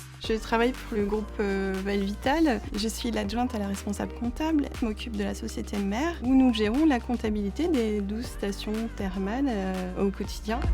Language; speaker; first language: French; native; French